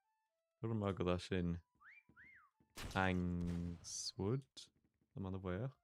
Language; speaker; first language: Irish; non-native, local second language; English